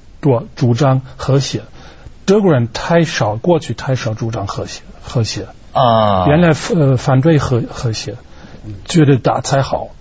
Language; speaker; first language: Chinese; non-native, fluent; German